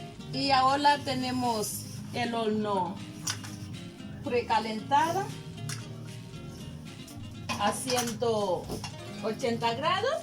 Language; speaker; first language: Spanish; non-native, local second language; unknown